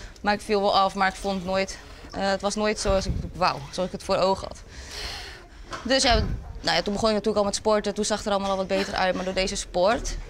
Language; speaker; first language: Dutch; native; Dutch